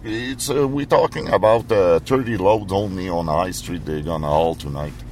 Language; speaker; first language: English; non-native, fluent; French